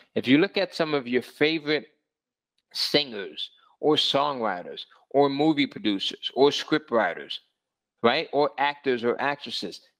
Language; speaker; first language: English; native; English